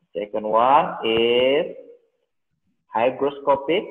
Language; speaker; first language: English; non-native, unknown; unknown